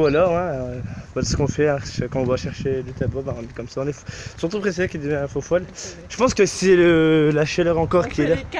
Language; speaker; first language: French; native; French